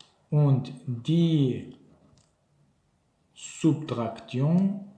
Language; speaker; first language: German; non-native, learner; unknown